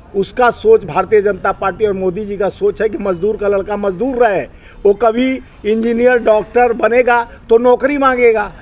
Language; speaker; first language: Hindi; native; Hindi